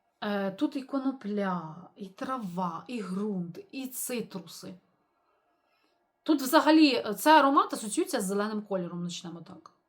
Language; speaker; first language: Ukrainian; native; Ukrainian